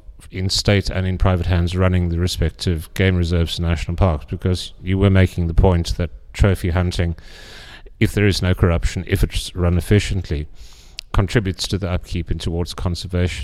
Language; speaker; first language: English; native; English